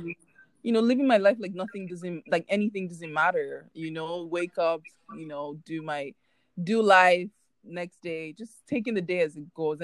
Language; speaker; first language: English; non-native, local second language; Igbo